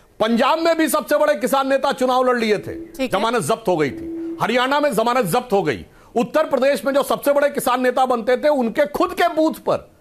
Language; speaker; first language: Hindi; native; Hindi